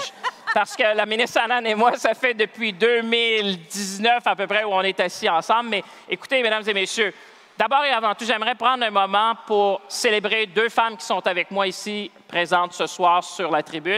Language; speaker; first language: French; native; French